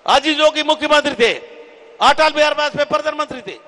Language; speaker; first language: Hindi; native; Hindi